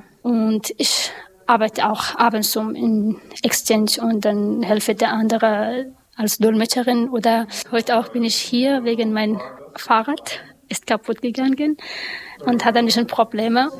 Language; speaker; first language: German; non-native, learner; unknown